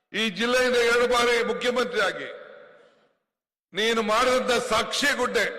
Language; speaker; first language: Kannada; native; Kannada